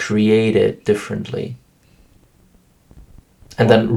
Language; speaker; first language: English; non-native, fluent; German